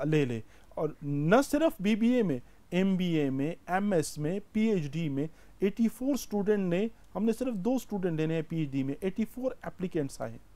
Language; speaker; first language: Urdu; non-native, local second language; Pashto